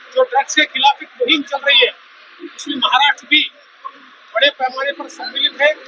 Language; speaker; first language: Hindi; non-native, local second language; Marathi